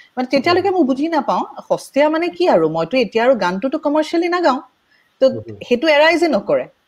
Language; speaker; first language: Assamese; native; Assamese